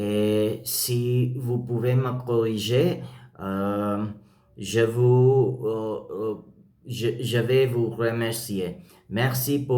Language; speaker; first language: French; non-native, learner; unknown